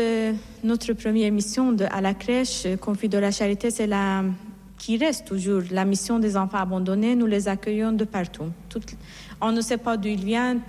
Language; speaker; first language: French; non-native, fluent; Assyrian Neo-Aramaic